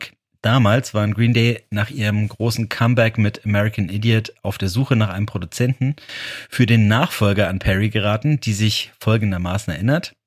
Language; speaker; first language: German; native; German